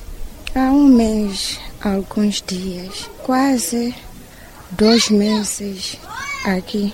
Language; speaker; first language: Portuguese; non-native, local second language; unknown